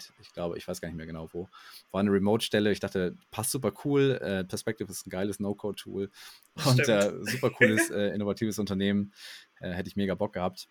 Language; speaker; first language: German; native; German